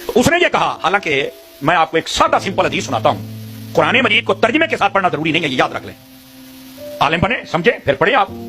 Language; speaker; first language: Urdu; native; Urdu